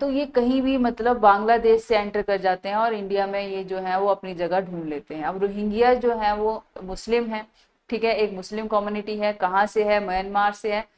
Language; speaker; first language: Hindi; native; Hindi